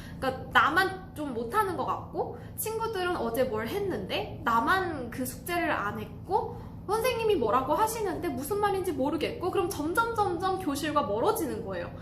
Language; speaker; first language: Korean; native; Korean